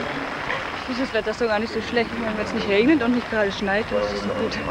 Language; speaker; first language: German; native; German